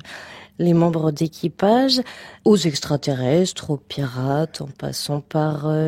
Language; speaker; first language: French; native; French